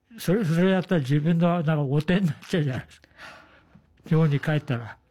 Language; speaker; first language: Japanese; native; Japanese